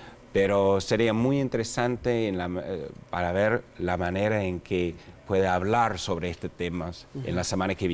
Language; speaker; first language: Spanish; non-native, fluent; English